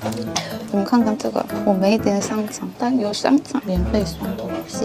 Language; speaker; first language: Chinese; non-native, fluent; Korean